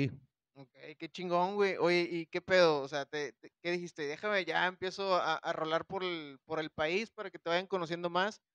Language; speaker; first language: Spanish; native; Spanish